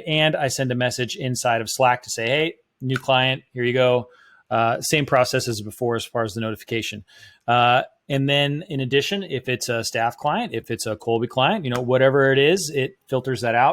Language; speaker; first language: English; native; English